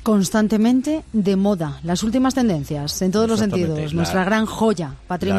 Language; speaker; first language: Spanish; native; Spanish